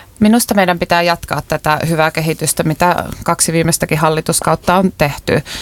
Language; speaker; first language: Finnish; native; Finnish